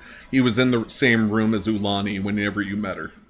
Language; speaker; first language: English; native; English